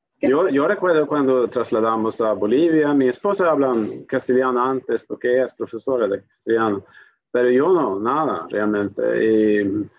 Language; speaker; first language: Spanish; non-native, fluent; Swedish